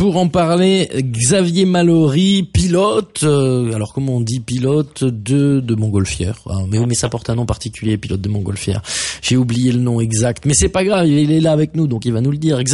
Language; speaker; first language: French; native; French